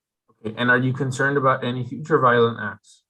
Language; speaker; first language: English; native; English